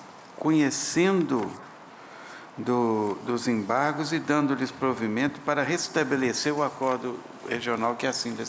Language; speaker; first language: Portuguese; native; Portuguese